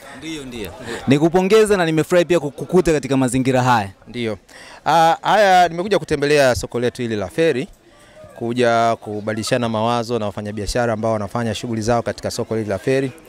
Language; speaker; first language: Swahili; native; Swahili